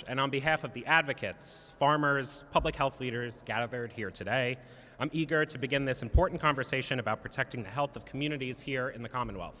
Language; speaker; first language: English; native; English